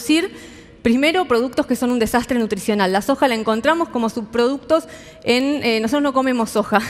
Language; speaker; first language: Spanish; native; Spanish